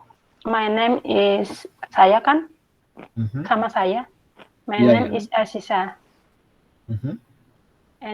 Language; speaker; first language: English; non-native, learner; Indonesian